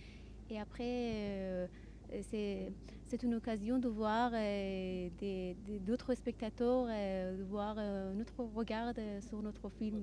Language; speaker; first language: French; non-native, learner; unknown